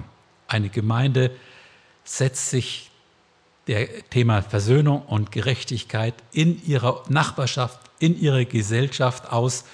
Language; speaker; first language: German; native; German